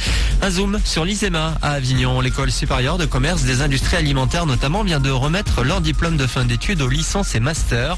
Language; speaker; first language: French; native; French